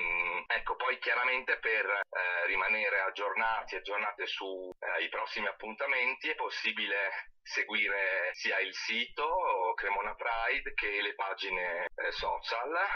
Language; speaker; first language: Italian; native; Italian